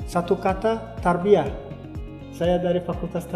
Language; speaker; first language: Indonesian; non-native, fluent; Turkmen